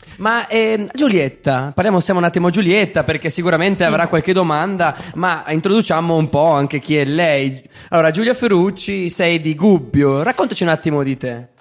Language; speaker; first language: Italian; native; Italian